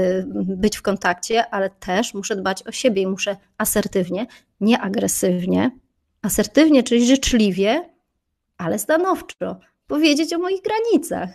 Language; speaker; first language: Polish; native; Polish